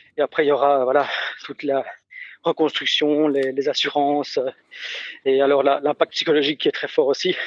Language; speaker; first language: French; native; French